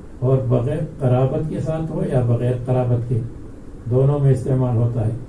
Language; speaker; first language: Urdu; non-native, local second language; Pashto